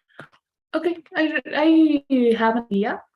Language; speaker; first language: English; non-native, learner; Spanish